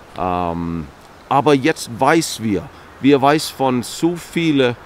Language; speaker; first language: German; non-native, learner; Danish